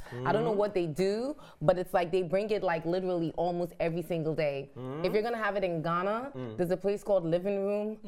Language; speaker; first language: English; non-native, local second language; Akan